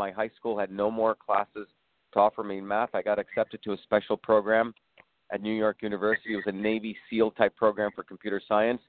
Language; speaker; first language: English; early bilingual, other home language; Tamil